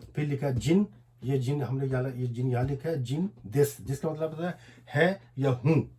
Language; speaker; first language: Urdu; non-native, local second language; Pashto